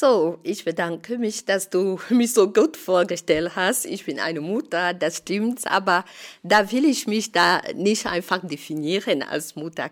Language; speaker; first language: German; non-native, fluent; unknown